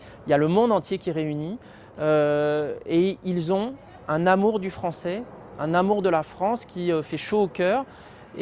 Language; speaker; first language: French; native; French